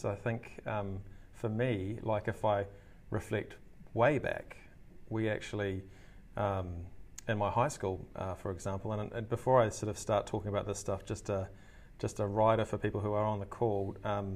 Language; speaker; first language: English; native; English